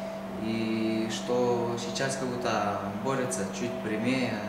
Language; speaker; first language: Russian; early bilingual, heritage; Hebrew